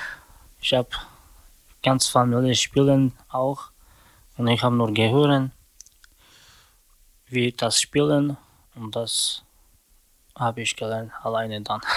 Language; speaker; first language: German; non-native, learner; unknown